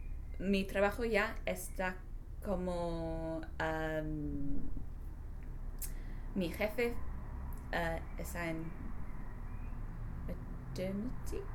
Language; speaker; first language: Spanish; non-native, learner; English